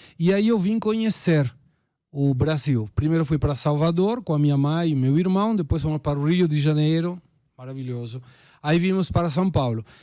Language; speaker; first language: Portuguese; non-native, fluent; Spanish